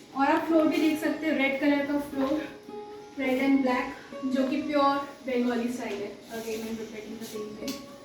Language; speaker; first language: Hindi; non-native, local second language; Bangla